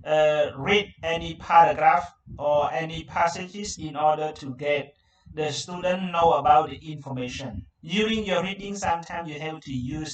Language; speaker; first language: English; non-native, learner; Khmer